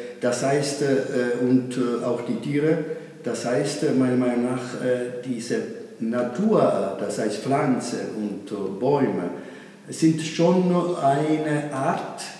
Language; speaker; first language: German; non-native, learner; Italian